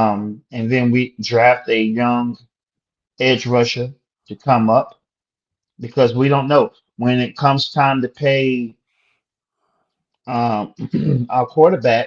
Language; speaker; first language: English; native; English